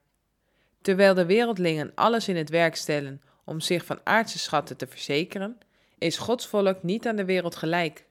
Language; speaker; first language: Dutch; native; Dutch